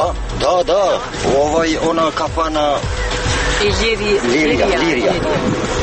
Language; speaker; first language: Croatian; non-native, learner; Albanian